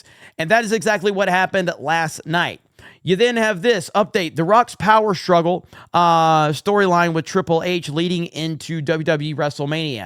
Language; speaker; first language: English; native; English